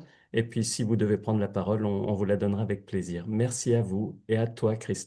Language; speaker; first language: French; native; French